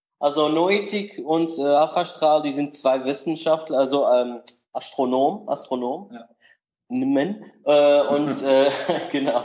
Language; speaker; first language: German; non-native, learner; Portuguese